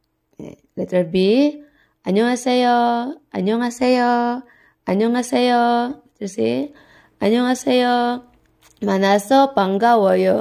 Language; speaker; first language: Korean; non-native, learner; Cebuano